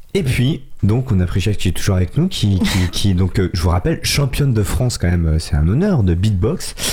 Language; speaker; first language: French; native; French